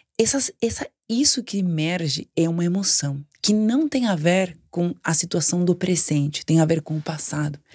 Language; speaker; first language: Portuguese; non-native, fluent; Spanish